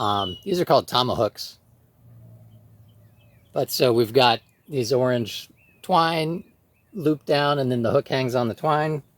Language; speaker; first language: English; native; English